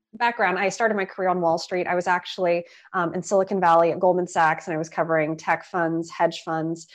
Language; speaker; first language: English; native; English